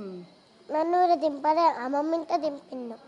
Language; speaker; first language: Telugu; native; Telugu